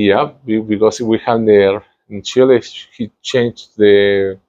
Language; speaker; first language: English; non-native, learner; Spanish